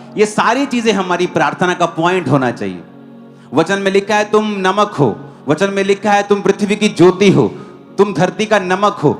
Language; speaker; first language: Hindi; non-native, local second language; Punjabi